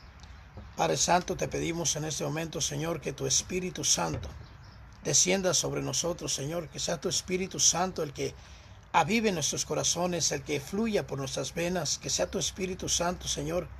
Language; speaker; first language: Spanish; native; Spanish